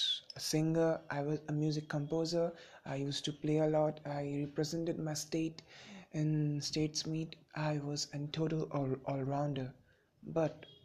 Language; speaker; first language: English; non-native, local second language; Bangla